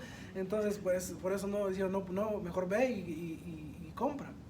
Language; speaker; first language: Spanish; native; Spanish